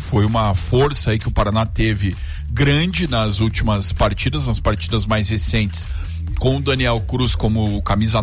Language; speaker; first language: Portuguese; native; Portuguese